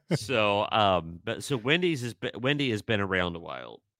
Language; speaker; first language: English; native; English